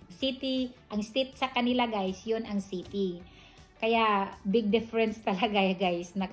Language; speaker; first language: Filipino; non-native, local second language; Cebuano